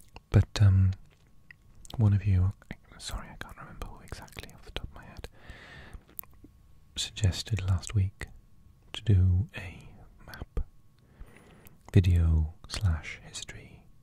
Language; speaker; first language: English; native; English